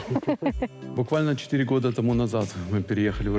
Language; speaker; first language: Russian; early bilingual, other home language; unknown